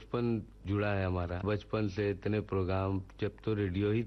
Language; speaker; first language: Hindi; non-native, local second language; Urdu